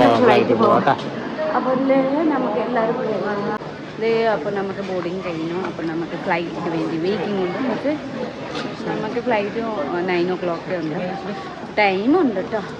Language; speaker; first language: Malayalam; non-native, learner; Nepali